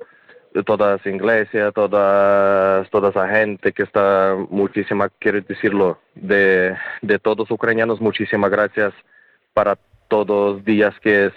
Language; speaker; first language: Spanish; non-native, learner; Ukrainian